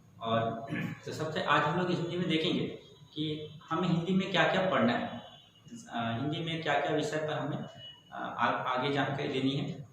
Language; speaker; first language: Hindi; native; Hindi